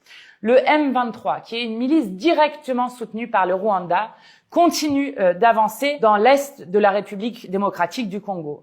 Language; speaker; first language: French; native; French